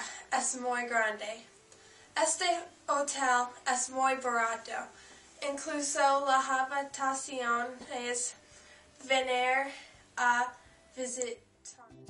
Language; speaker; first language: Spanish; non-native, learner; English